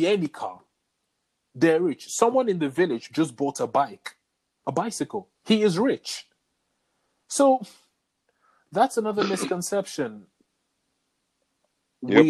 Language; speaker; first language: English; native; English